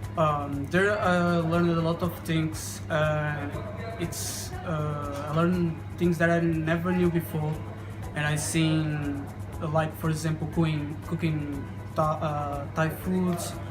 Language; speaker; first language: English; non-native, learner; Portuguese